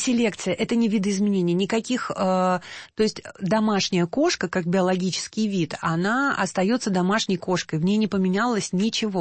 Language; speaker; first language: Russian; native; Russian